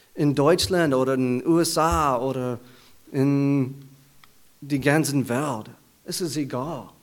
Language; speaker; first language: German; non-native, learner; English